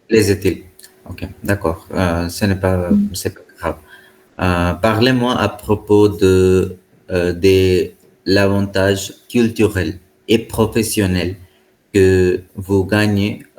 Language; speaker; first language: French; non-native, fluent; Hindi